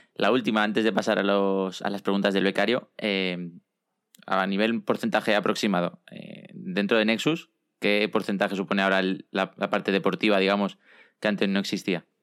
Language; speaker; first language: Spanish; native; Spanish